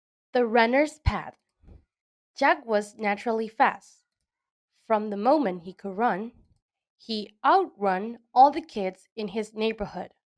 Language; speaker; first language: English; non-native, fluent; Burmese